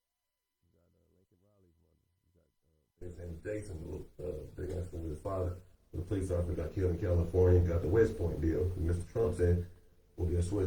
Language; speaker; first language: English; native; English